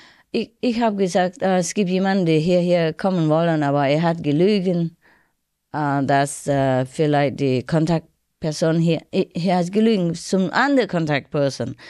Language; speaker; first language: German; non-native, learner; Vietnamese